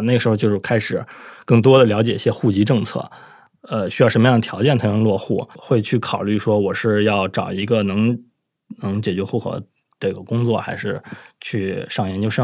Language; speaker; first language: Chinese; native; Chinese